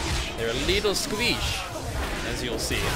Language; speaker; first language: English; native; English